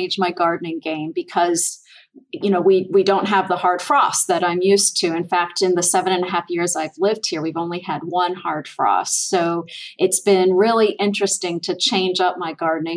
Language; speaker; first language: English; native; English